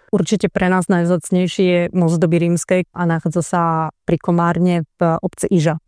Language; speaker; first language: Slovak; native; Slovak